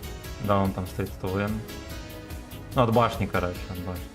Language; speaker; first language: Russian; native; Russian